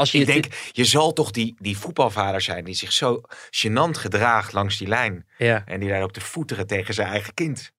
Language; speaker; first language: Dutch; native; Dutch